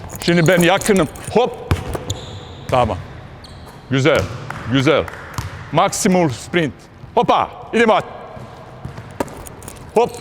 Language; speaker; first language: Turkish; non-native, fluent; Bosnian